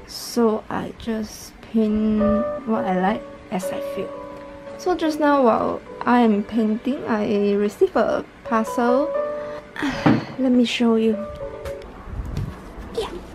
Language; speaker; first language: English; non-native, local second language; Chinese